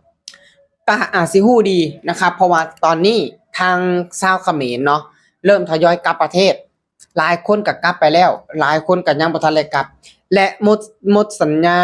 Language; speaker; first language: Thai; non-native, local second language; Lao